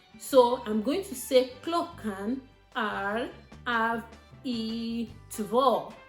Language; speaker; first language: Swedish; non-native, learner; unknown